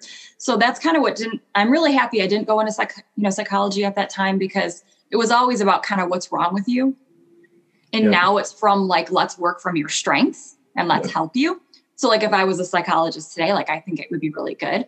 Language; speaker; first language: English; native; English